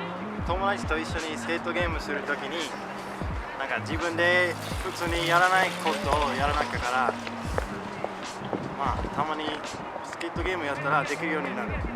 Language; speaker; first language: Japanese; non-native, fluent; English